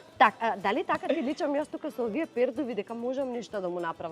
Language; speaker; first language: Macedonian; native; Macedonian